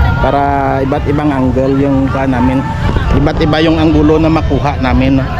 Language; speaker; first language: Filipino; non-native, local second language; Hiligaynon